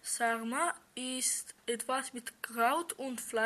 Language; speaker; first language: German; early bilingual, other home language; Romanian